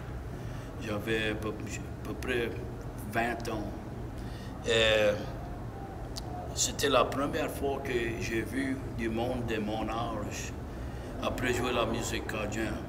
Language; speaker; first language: French; non-native, local second language; English